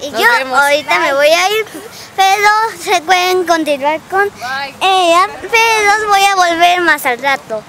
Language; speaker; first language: Spanish; native; Spanish